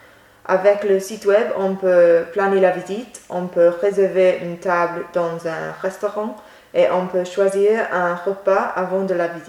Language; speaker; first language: French; non-native, learner; English